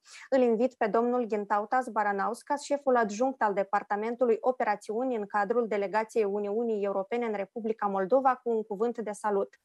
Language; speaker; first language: Romanian; native; Romanian